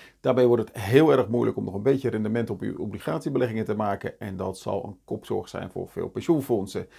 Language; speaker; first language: Dutch; native; Dutch